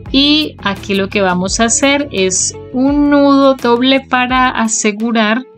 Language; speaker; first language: Spanish; native; Spanish